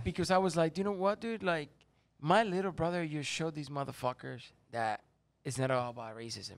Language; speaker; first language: English; non-native, fluent; Spanish